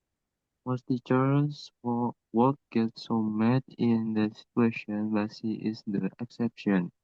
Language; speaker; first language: English; non-native, learner; Indonesian